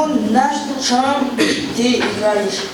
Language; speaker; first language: Russian; non-native, learner; Mongolian